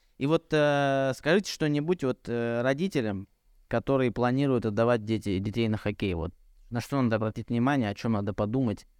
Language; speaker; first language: Russian; native; Russian